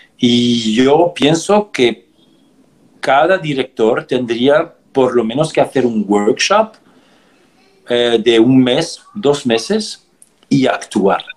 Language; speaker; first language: Spanish; early bilingual, heritage; Spanish